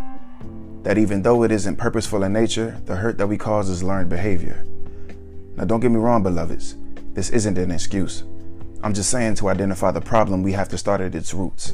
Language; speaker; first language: English; native; English